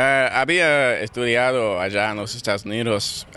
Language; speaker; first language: Spanish; non-native, learner; English